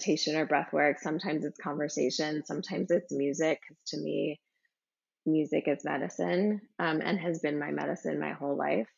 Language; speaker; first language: English; native; English